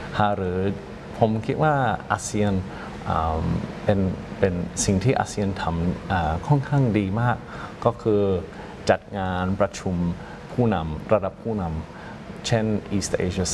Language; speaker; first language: Thai; non-native, fluent; English